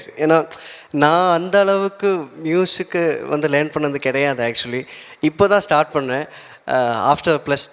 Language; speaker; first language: Tamil; non-native, learner; Malayalam